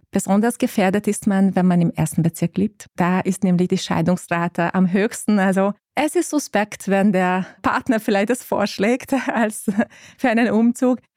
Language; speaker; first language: German; non-native, fluent; Hungarian